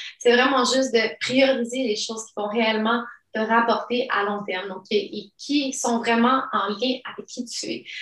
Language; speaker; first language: French; early bilingual, other home language; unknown